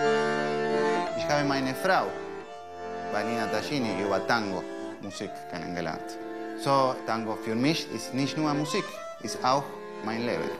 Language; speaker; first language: German; non-native, learner; Spanish